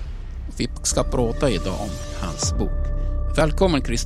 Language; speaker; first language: Swedish; non-native, fluent; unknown